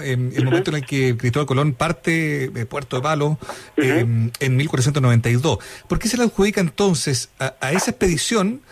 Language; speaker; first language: Spanish; native; Spanish